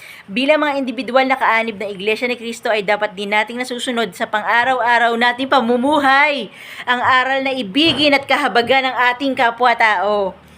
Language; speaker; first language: Filipino; native; Filipino